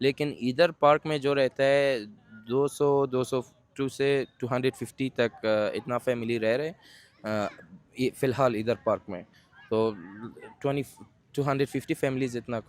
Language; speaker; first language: Hindi; non-native, fluent; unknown